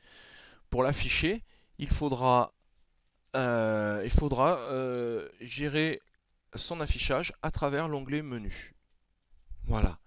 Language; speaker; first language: French; native; French